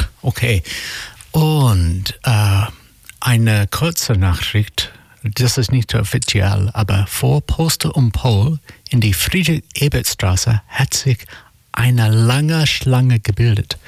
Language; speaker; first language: German; non-native, learner; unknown